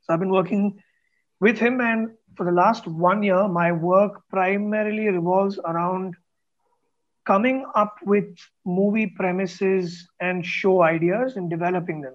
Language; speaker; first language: English; non-native, local second language; Tamil